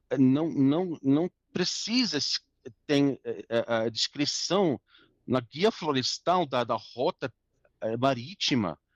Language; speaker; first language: Portuguese; non-native, fluent; English